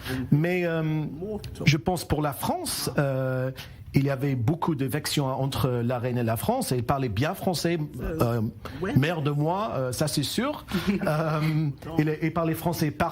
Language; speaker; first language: French; non-native, learner; English